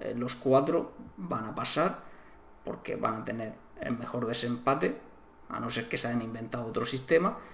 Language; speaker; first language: Spanish; native; Spanish